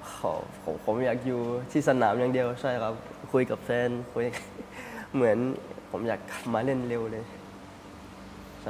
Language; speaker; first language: Thai; early bilingual, heritage; Thai